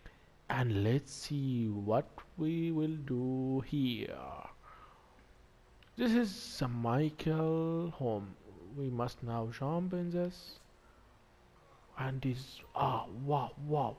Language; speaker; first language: English; non-native, learner; Arabic